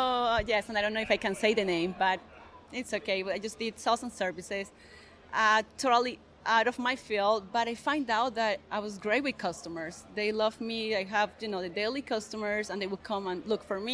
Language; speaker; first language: English; non-native, fluent; Spanish